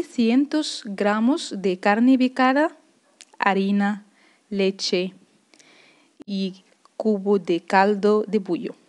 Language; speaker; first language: Spanish; non-native, fluent; Arabic